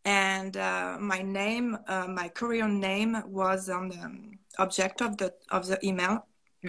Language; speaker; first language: English; non-native, fluent; French